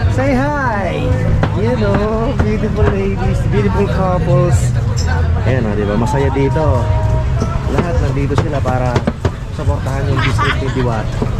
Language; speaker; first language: Filipino; non-native, local second language; Waray